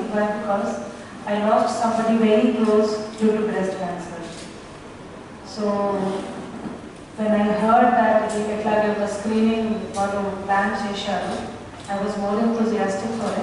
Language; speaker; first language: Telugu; non-native, local second language; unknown